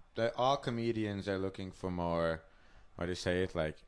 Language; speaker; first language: English; non-native, fluent; Hungarian